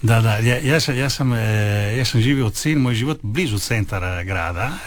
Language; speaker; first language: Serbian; non-native, learner; Italian